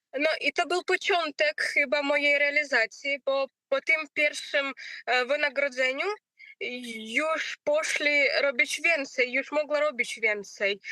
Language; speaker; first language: Polish; non-native, learner; Ukrainian